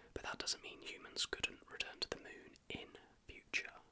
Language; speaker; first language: English; native; English